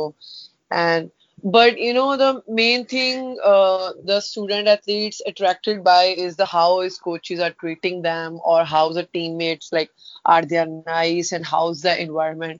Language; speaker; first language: English; non-native, local second language; Punjabi